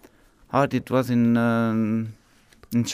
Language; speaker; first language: English; non-native, learner; French